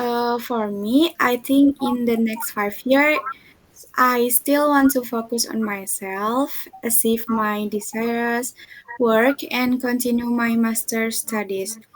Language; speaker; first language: English; non-native, fluent; Indonesian